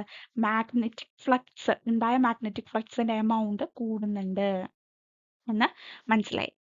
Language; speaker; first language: Malayalam; native; Malayalam